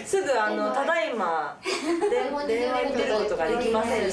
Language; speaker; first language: Japanese; native; Japanese